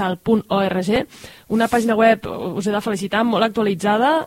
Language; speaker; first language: Catalan; native; Catalan